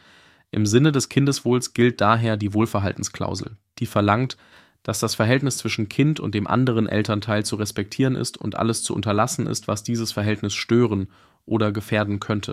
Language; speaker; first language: German; native; German